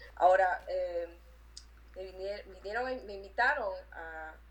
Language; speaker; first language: Spanish; native; Spanish